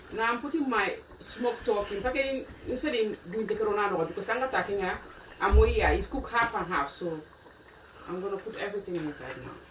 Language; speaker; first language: English; non-native, local second language; Mandingo